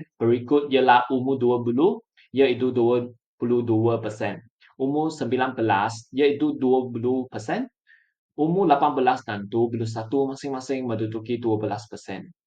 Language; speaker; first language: Malay; non-native, local second language; Chinese